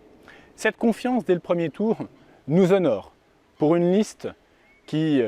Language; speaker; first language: French; native; French